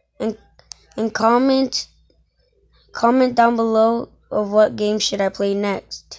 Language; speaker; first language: English; native; English